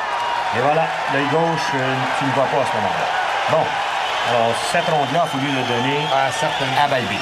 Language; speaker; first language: French; native; French